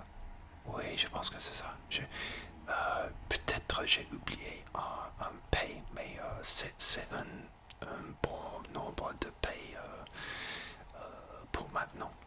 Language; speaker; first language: French; non-native, learner; English